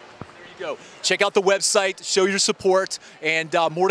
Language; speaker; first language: English; native; English